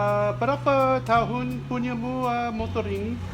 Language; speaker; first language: Indonesian; non-native, learner; English